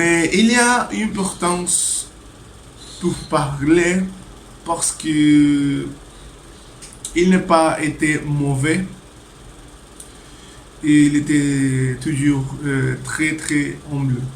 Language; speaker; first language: French; non-native, learner; Spanish